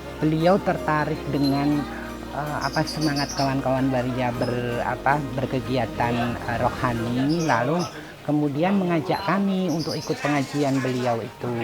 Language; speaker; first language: Indonesian; native; Indonesian